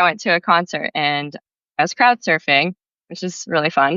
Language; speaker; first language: English; native; English